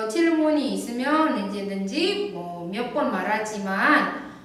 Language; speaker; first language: Korean; non-native, fluent; Indonesian